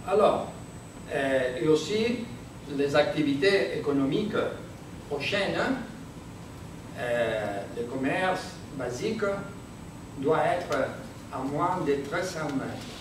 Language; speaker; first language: French; non-native, learner; Spanish